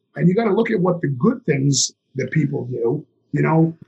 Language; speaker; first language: English; native; English